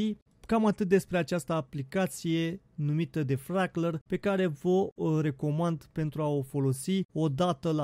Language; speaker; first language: Romanian; native; Romanian